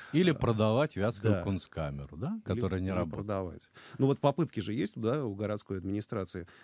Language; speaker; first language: Russian; native; Russian